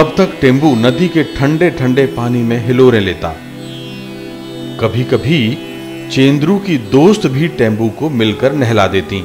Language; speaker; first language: Hindi; native; Hindi